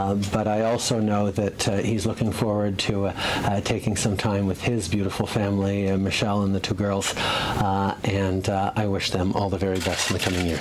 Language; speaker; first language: English; early bilingual, other home language; French